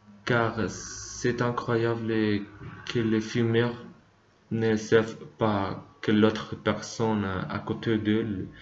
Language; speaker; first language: French; non-native, learner; Spanish